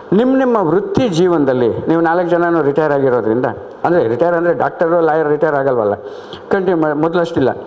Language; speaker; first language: Kannada; native; Kannada